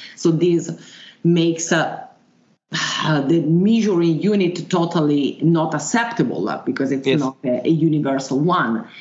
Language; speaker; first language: English; non-native, fluent; Italian